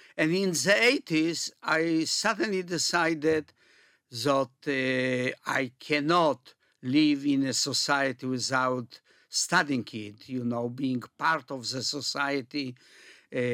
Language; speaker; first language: English; early bilingual, other home language; Polish